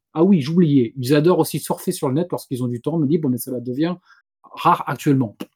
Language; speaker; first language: French; native; French